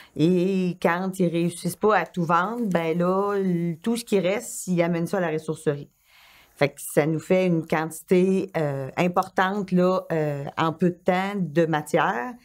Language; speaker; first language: French; native; French